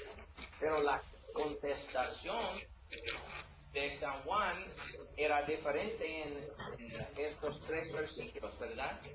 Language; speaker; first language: Spanish; non-native, learner; English